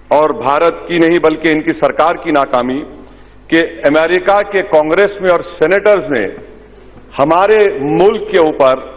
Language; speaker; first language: Urdu; native; Urdu